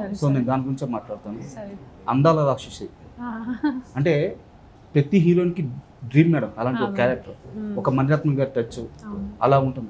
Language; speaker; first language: Telugu; native; Telugu